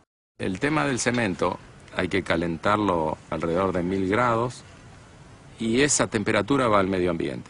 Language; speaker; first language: Spanish; native; Spanish